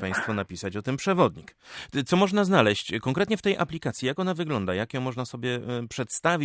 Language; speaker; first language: Polish; native; Polish